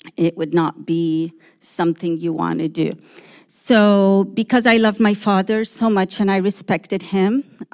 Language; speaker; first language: English; early bilingual, other home language; Arabic